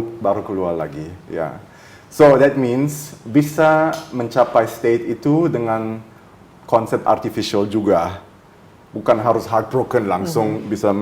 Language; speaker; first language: Indonesian; early bilingual, heritage; German